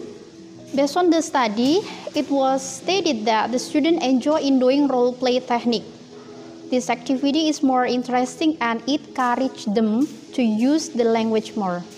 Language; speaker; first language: English; non-native, fluent; Indonesian